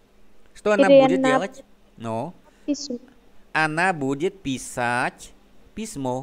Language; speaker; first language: Russian; non-native, fluent; Vietnamese